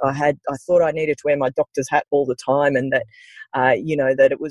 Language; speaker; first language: English; native; English